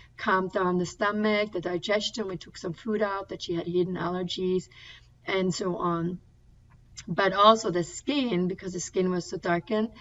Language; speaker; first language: English; non-native, fluent; German